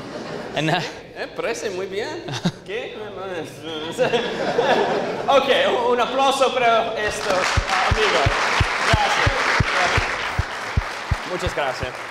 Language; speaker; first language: Spanish; non-native, learner; English